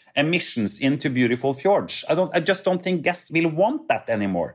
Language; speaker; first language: English; non-native, fluent; Norwegian